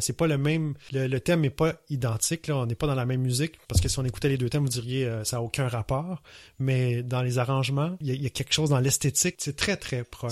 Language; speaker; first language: French; native; French